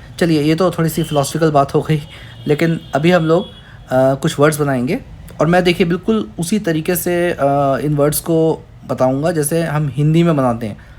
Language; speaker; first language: Hindi; native; Hindi